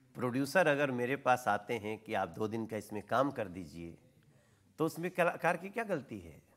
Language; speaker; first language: Hindi; native; Hindi